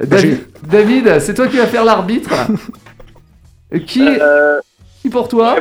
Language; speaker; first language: French; native; French